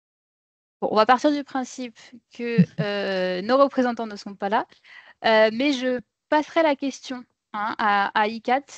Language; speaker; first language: French; native; French